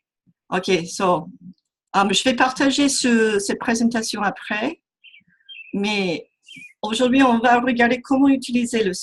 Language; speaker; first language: French; non-native, fluent; English